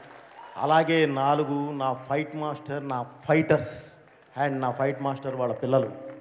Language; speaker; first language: Telugu; native; Telugu